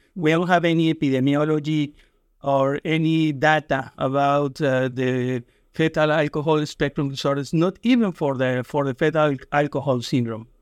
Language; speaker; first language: English; non-native, fluent; Spanish